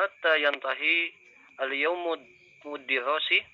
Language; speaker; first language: Arabic; non-native, learner; Indonesian